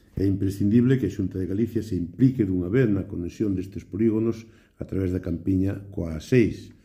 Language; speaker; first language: Galician; native; Galician